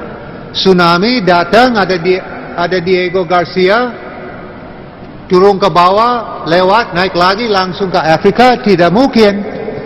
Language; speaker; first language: Indonesian; non-native, learner; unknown